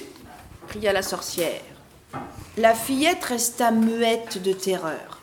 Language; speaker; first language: French; native; French